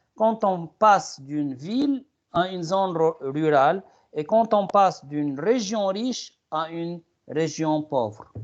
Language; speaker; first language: French; non-native, local second language; Arabic